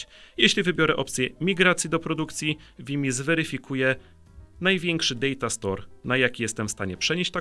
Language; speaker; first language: Polish; native; Polish